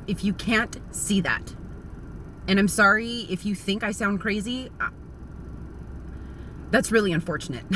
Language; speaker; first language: English; native; English